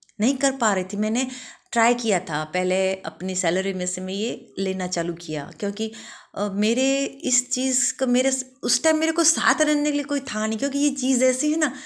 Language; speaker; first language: Hindi; non-native, local second language; Gujarati